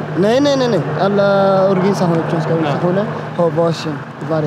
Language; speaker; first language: Swedish; non-native, fluent; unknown